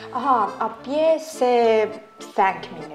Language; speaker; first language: French; non-native, learner; Estonian